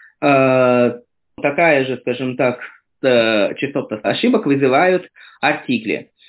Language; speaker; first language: Russian; non-native, fluent; Italian